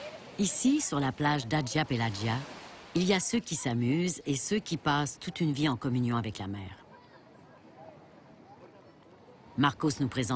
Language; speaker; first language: French; native; French